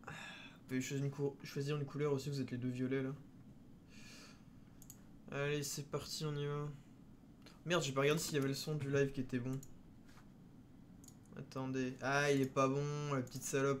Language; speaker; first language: French; native; French